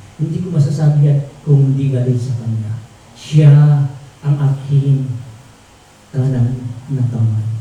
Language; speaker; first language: Filipino; non-native, local second language; Tausug